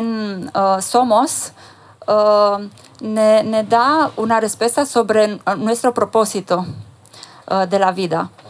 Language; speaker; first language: Spanish; non-native, fluent; Romanian